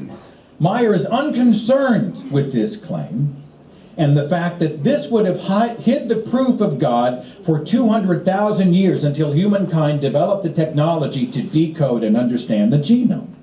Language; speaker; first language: English; native; English